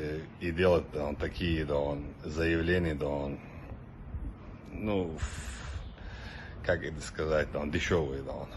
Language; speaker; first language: Russian; non-native, local second language; Chechen